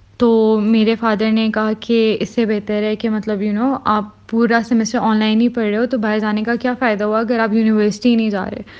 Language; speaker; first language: Urdu; native; Urdu